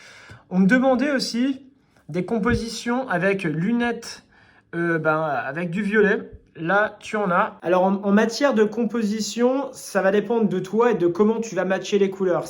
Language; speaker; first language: French; native; French